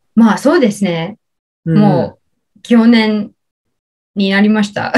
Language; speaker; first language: Japanese; non-native, learner; English